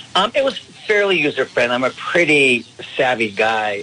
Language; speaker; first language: English; native; English